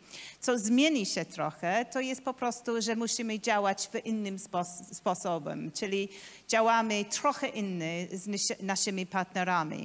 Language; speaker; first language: Polish; non-native, learner; English